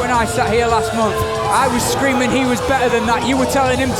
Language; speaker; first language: English; native; English